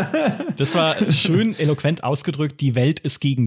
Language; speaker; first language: German; native; German